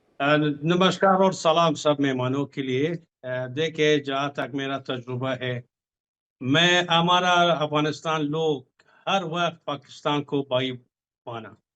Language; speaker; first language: Hindi; non-native, fluent; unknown